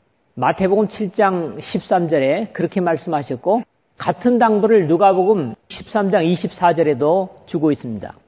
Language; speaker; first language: Korean; native; Korean